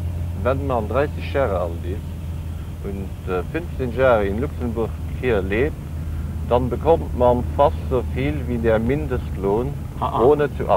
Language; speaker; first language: German; non-native, local second language; Luxembourgish